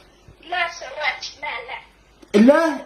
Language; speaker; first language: Arabic; non-native, learner; Somali